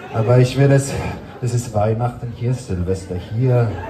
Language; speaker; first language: German; non-native, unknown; Swedish